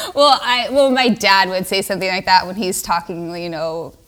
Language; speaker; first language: English; native; English